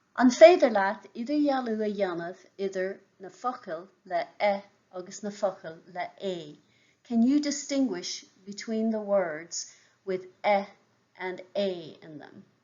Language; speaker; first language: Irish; non-native, local second language; English